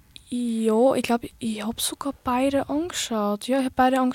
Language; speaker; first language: German; native; German